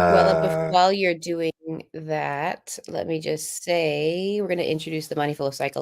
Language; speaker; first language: English; native; English